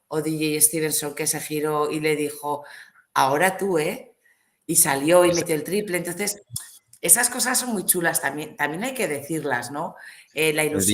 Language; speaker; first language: Spanish; native; Spanish